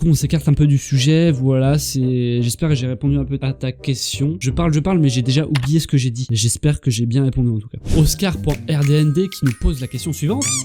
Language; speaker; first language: French; native; French